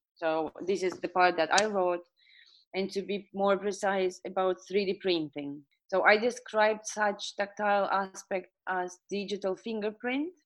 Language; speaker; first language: English; non-native, fluent; Estonian